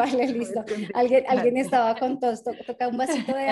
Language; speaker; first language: Spanish; native; Spanish